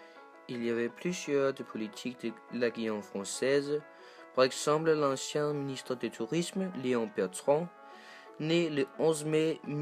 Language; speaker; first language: French; non-native, learner; Danish